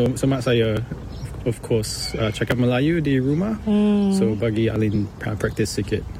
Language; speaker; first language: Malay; early bilingual, heritage; English